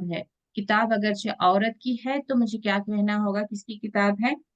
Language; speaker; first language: Hindi; native; Hindi